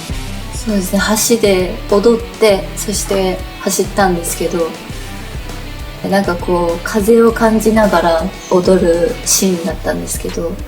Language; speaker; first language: Japanese; native; Japanese